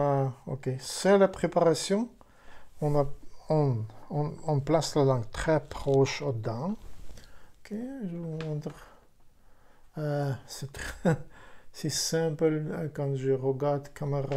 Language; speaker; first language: French; non-native, fluent; Ukrainian